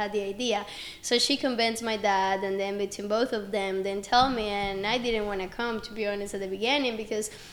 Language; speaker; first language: English; non-native, fluent; Spanish